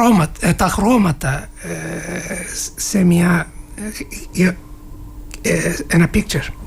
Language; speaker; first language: Greek; non-native, learner; Turkish